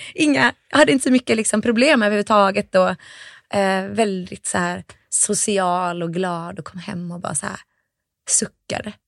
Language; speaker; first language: Swedish; early bilingual, other home language; Finnish